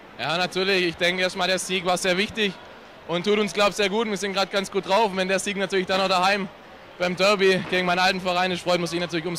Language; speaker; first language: German; native; German